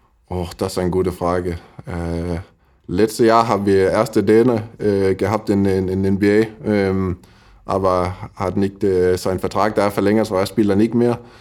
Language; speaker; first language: German; non-native, fluent; Danish